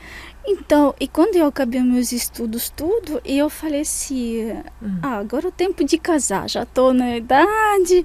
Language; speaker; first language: Portuguese; non-native, fluent; Russian